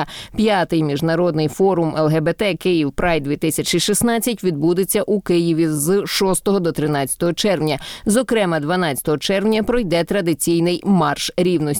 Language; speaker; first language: Ukrainian; native; Ukrainian